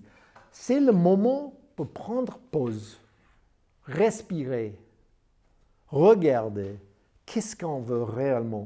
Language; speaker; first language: French; non-native, learner; English